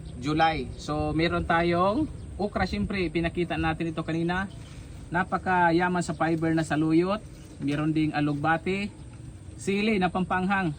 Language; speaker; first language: Filipino; non-native, local second language; Masbatenyo